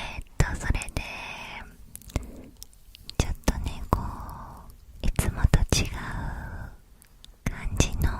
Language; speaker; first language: Japanese; native; Japanese